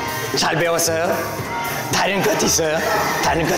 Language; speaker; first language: Korean; non-native, fluent; English